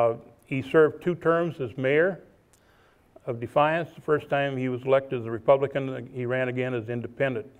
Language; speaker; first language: English; native; English